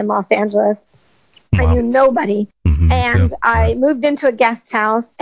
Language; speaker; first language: English; native; English